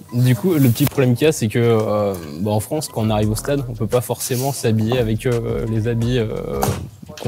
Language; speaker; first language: French; native; French